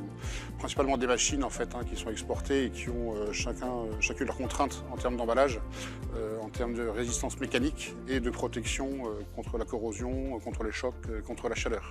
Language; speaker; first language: French; native; French